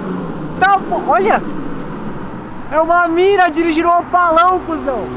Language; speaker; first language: Portuguese; native; Portuguese